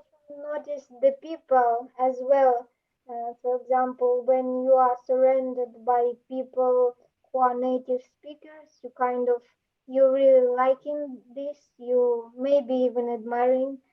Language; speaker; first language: English; non-native, learner; Russian